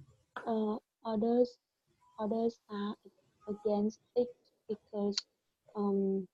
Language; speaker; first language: English; non-native, learner; Vietnamese